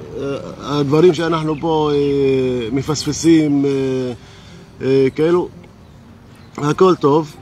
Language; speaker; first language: Hebrew; non-native, local second language; Arabic